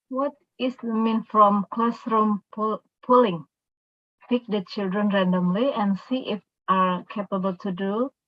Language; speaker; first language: English; non-native, local second language; Indonesian